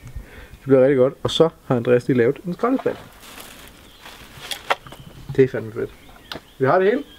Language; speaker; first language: Danish; native; Danish